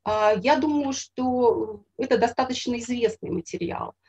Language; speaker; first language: Russian; native; Russian